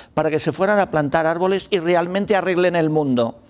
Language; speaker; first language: Spanish; native; Spanish